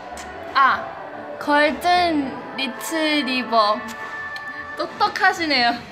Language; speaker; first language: Korean; non-native, fluent; Chinese